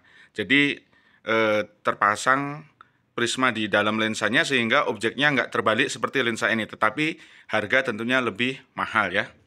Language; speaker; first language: Indonesian; native; Indonesian